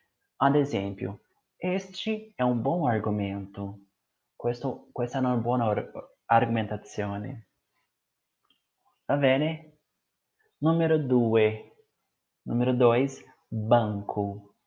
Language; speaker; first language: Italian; non-native, learner; Portuguese